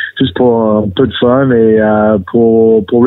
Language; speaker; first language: French; non-native, fluent; English